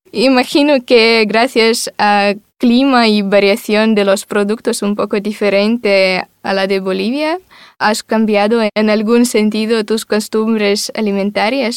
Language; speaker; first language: Spanish; non-native, fluent; Russian